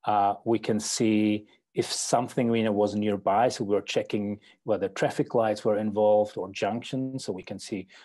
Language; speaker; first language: English; non-native, fluent; Czech